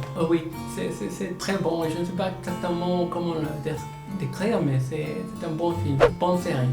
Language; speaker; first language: French; non-native, learner; Spanish